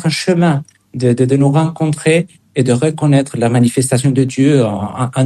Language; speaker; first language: French; non-native, fluent; Spanish